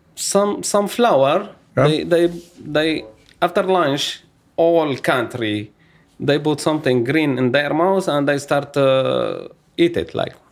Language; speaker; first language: English; non-native, learner; Arabic